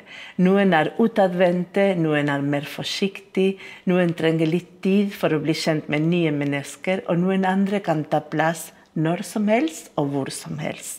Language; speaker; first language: Norwegian; non-native, fluent; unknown